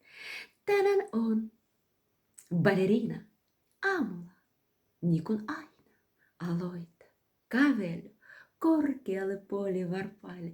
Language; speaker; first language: Finnish; non-native, fluent; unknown